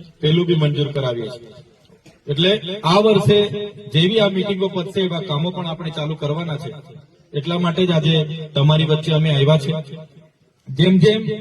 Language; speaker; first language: Gujarati; non-native, local second language; Vasavi